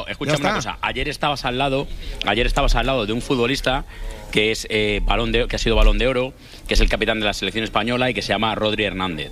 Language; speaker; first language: Spanish; native; Spanish